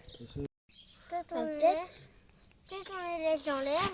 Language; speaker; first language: French; native; French